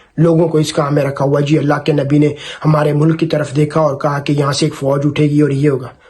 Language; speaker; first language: Urdu; non-native, local second language; Punjabi